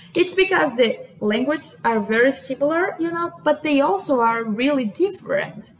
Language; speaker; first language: English; non-native, fluent; Portuguese